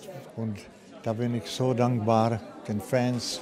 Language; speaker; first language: German; non-native, fluent; Czech